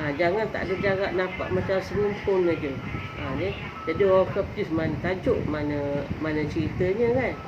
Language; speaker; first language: Malay; native; Malay